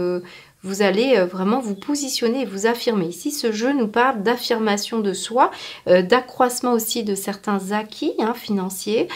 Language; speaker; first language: French; native; French